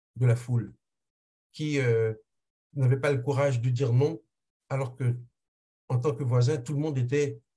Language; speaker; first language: French; non-native, local second language; Haitian Creole